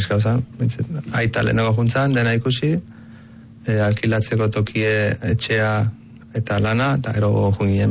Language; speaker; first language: Basque; early bilingual, other home language; Arabic